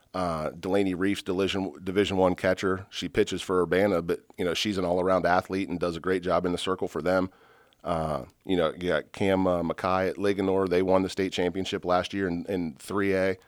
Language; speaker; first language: English; native; English